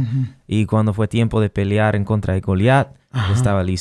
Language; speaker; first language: Spanish; non-native, fluent; English